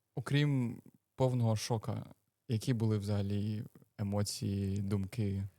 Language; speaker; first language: Ukrainian; native; Ukrainian